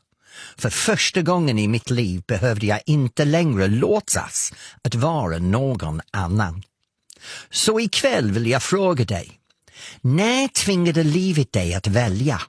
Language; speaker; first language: Swedish; non-native, fluent; English